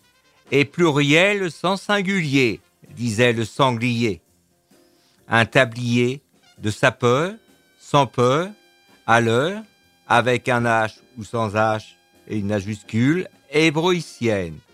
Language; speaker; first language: French; native; French